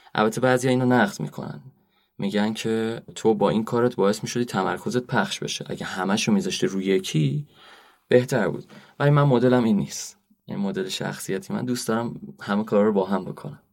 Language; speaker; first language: Persian; native; Persian